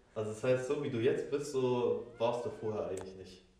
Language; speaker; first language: German; native; German